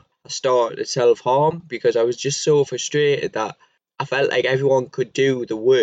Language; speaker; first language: English; native; English